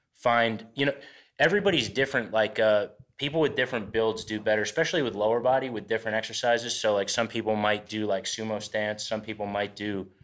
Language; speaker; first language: English; native; English